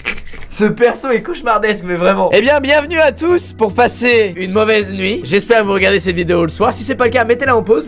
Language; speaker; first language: French; native; French